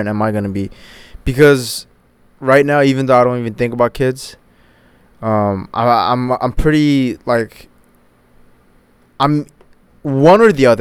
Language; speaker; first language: English; native; English